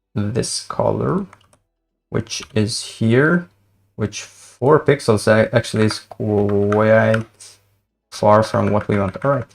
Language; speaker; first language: English; non-native, fluent; Albanian